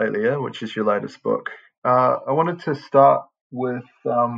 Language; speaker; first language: English; native; English